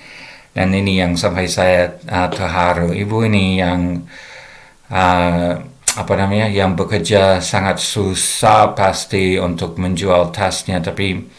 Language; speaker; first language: Indonesian; non-native, fluent; English